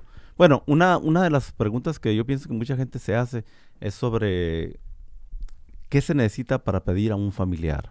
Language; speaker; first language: Spanish; native; Spanish